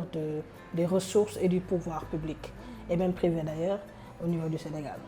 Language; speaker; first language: French; non-native, local second language; Wolof